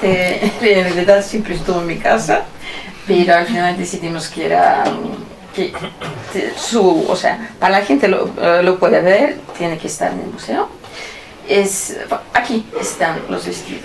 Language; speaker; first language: Spanish; non-native, fluent; Russian